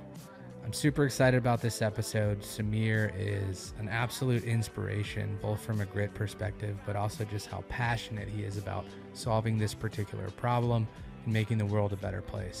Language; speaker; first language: English; native; English